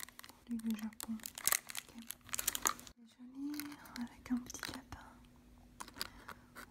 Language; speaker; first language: French; non-native, fluent; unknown